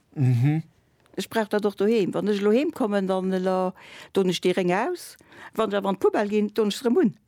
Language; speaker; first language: Luxembourgish; early bilingual, other home language; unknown